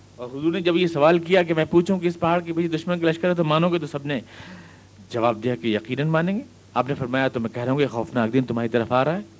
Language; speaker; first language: Urdu; native; Urdu